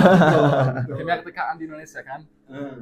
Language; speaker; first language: Indonesian; non-native, learner; German